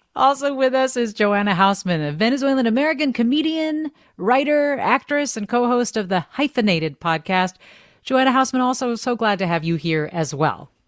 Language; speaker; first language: English; native; English